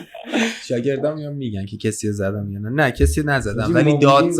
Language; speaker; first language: Persian; native; Persian